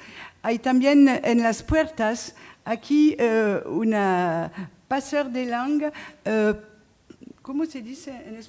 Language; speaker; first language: Spanish; non-native, fluent; French